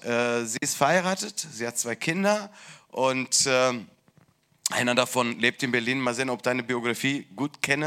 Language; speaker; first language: German; non-native, learner; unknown